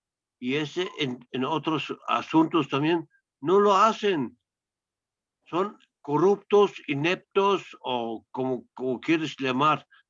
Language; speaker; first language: Spanish; non-native, fluent; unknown